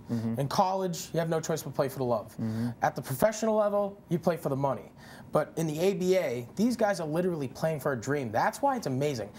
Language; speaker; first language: English; native; English